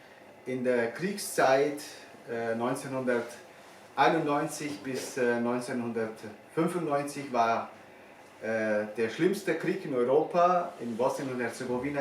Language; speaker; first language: German; non-native, fluent; Bosnian